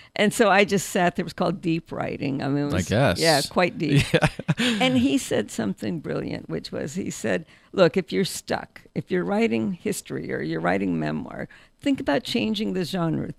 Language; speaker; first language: English; early bilingual, other home language; Russian